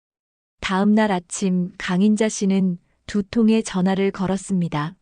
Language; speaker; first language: Korean; native; Korean